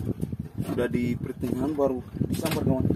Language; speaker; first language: Indonesian; native; Indonesian